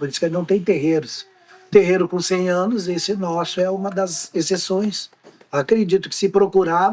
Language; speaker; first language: Portuguese; native; Portuguese